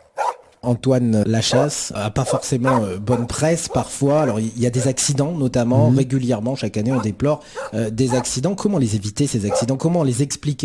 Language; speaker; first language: French; native; French